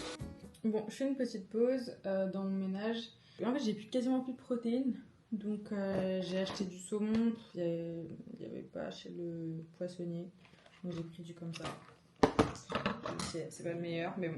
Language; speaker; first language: French; native; French